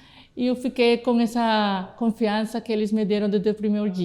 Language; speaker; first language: Portuguese; non-native, fluent; Spanish